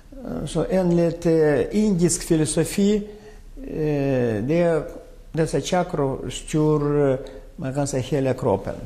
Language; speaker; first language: Swedish; non-native, fluent; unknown